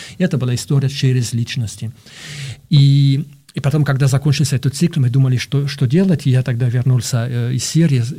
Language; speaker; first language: Russian; non-native, fluent; French